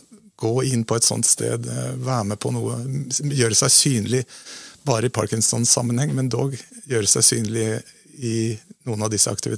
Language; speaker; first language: Norwegian; native; Norwegian